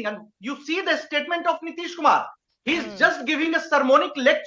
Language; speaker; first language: English; non-native, local second language; Hindi